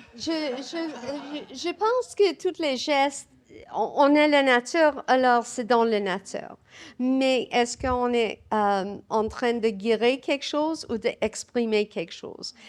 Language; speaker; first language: French; non-native, learner; English